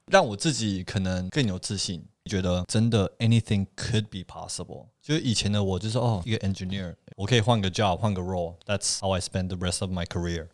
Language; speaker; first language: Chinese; early bilingual, heritage; Chinese